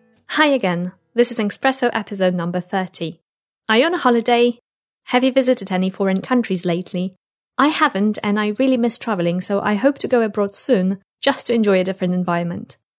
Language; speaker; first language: English; non-native, fluent; Polish